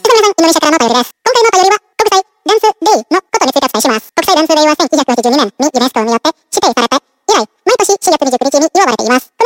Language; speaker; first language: Japanese; non-native, fluent; Indonesian